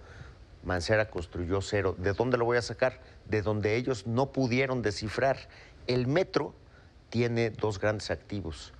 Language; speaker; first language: Spanish; native; Spanish